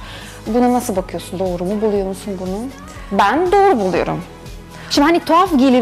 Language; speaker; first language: Turkish; non-native, fluent; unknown